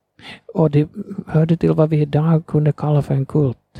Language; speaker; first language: Swedish; non-native, fluent; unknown